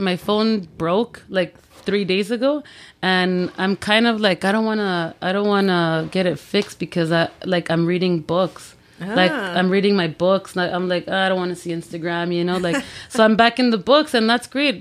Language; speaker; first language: English; early bilingual, other home language; Spanish